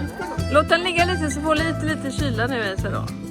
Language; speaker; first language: Swedish; native; Swedish